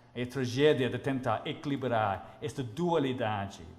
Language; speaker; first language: Portuguese; non-native, fluent; English